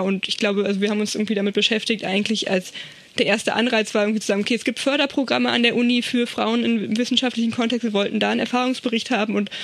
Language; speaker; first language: German; native; German